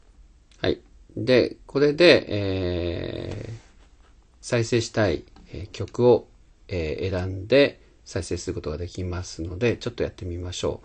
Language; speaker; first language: Japanese; native; Japanese